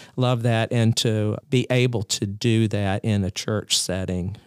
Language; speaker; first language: English; native; English